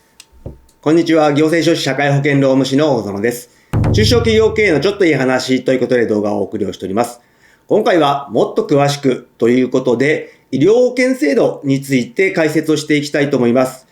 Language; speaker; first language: Japanese; native; Japanese